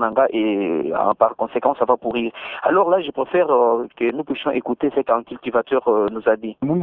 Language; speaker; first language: French; non-native, local second language; Luba-Lulua